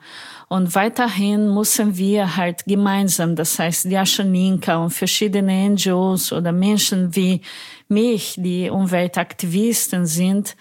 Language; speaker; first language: German; non-native, fluent; Portuguese